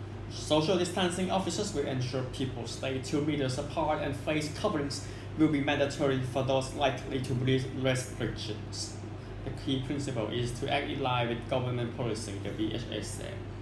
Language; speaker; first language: English; non-native, fluent; Thai